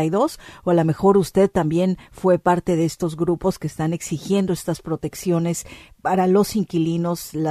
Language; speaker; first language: Spanish; native; Spanish